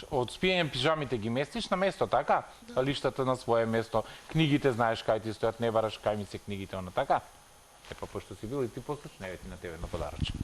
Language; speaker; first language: Macedonian; native; Macedonian